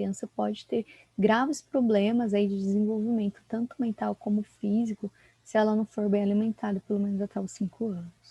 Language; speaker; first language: Portuguese; native; Portuguese